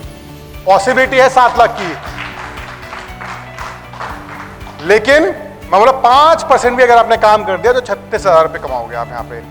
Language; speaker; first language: Hindi; native; Hindi